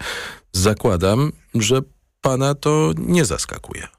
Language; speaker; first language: Polish; native; Polish